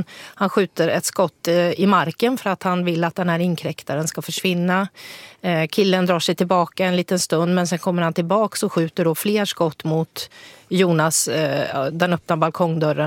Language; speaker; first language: Swedish; native; Swedish